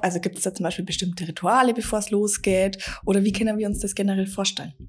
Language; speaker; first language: German; native; German